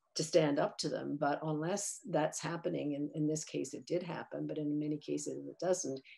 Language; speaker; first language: English; native; English